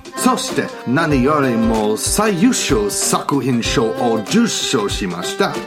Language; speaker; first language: Japanese; non-native, learner; English